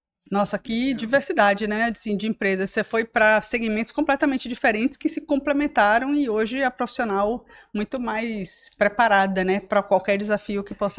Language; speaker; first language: Portuguese; native; Portuguese